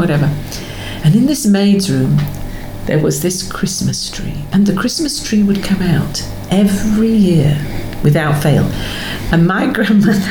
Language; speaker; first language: English; native; English